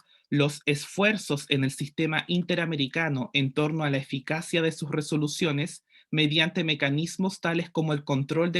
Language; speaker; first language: Spanish; native; Spanish